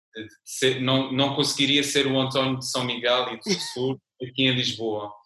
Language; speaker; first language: Portuguese; native; Portuguese